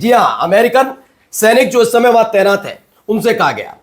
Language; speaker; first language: Hindi; native; Hindi